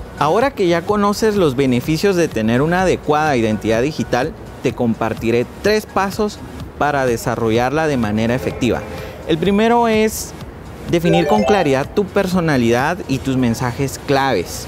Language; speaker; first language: Spanish; native; Spanish